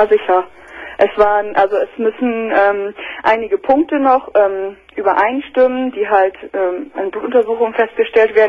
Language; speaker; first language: German; native; German